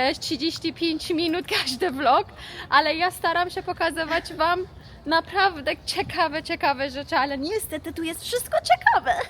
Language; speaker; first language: Polish; non-native, learner; Persian